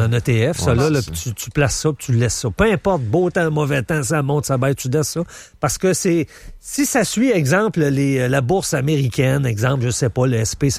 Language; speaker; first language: French; native; French